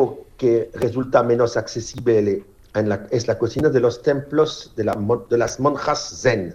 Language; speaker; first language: Spanish; non-native, learner; French